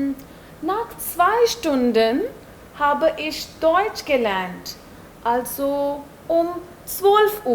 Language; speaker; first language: German; non-native, learner; Hindi